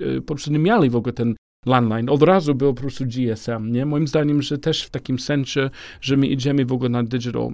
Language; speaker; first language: Polish; non-native, learner; English